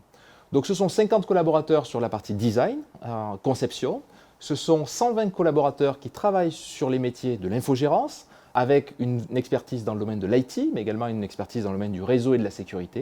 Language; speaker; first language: French; native; French